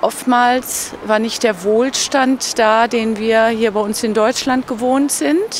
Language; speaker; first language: German; native; German